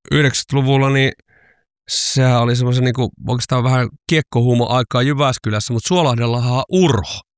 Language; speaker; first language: Finnish; native; Finnish